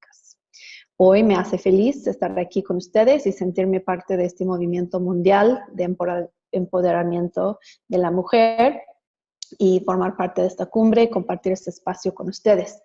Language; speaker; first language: Spanish; non-native, fluent; English